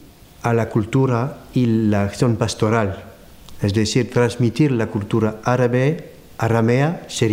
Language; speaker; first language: Spanish; non-native, fluent; French